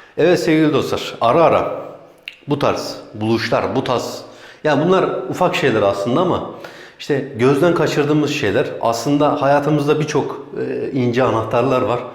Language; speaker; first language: Turkish; native; Turkish